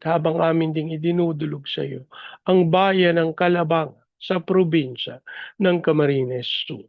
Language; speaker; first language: Filipino; native; Filipino